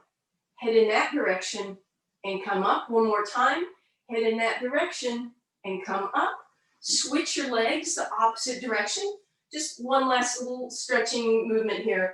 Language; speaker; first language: English; native; English